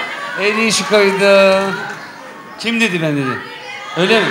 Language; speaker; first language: Turkish; native; Turkish